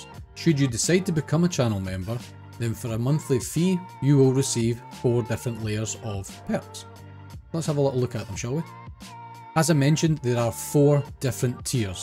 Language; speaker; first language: English; native; English